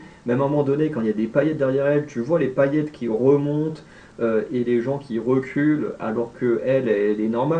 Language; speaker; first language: French; native; French